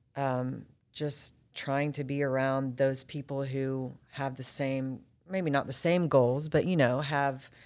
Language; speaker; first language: English; native; English